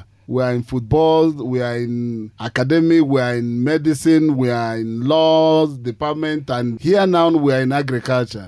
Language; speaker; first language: English; non-native, local second language; Igbo